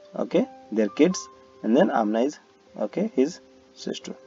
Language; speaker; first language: English; non-native, local second language; Hindi